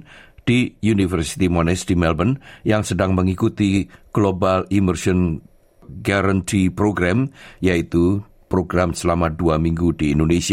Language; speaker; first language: Indonesian; native; Indonesian